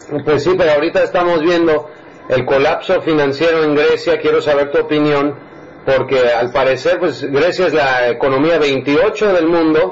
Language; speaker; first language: Spanish; native; Spanish